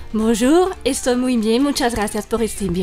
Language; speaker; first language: Spanish; non-native, fluent; French